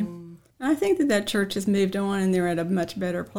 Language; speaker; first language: English; native; English